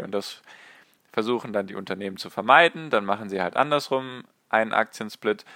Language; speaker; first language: German; native; German